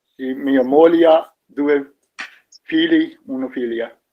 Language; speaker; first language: Italian; non-native, learner; Urdu